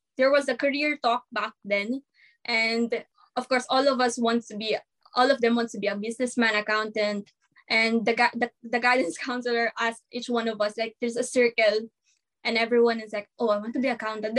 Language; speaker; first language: English; non-native, local second language; Filipino